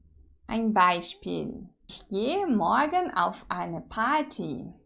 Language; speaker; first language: German; non-native, fluent; Portuguese